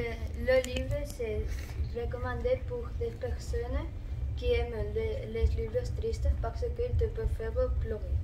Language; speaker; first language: French; non-native, learner; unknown